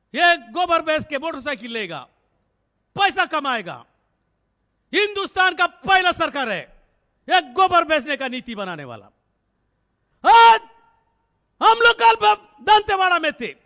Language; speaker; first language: Hindi; native; Hindi